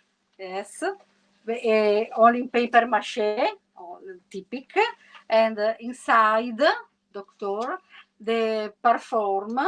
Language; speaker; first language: English; non-native, learner; Italian